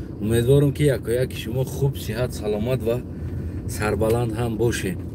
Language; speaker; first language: Tajik; non-native, local second language; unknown